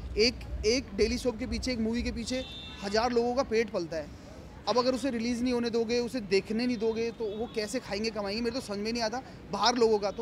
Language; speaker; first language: Hindi; native; Hindi